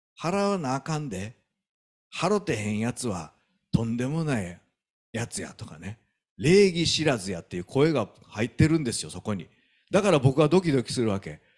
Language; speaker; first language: Japanese; native; Japanese